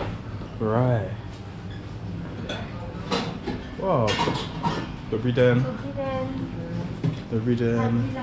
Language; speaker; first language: Czech; non-native, learner; English